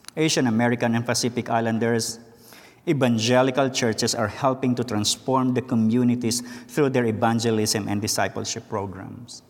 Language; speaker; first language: English; non-native, local second language; Filipino